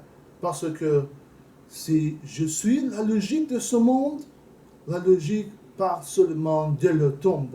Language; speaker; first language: French; non-native, learner; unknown